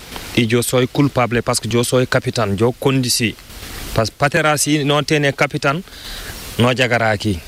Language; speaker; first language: Spanish; non-native, learner; Fula